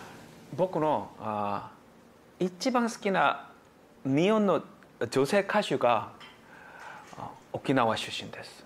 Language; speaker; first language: Japanese; non-native, learner; Korean